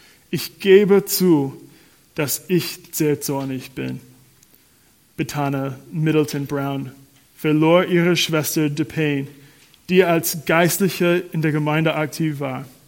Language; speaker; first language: German; non-native, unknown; English